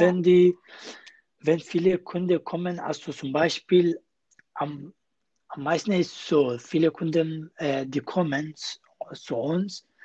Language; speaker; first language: German; non-native, learner; Kurdish